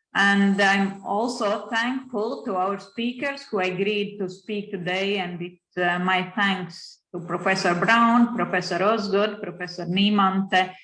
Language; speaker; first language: English; non-native, fluent; Latvian